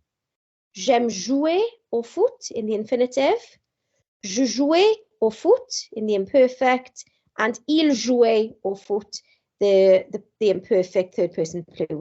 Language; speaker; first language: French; non-native, fluent; English